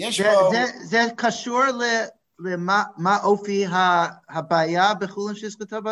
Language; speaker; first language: Hebrew; non-native, fluent; English